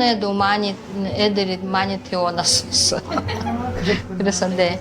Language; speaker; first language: Korean; non-native, fluent; Russian